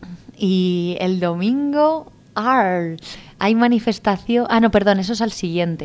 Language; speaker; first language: Spanish; native; Spanish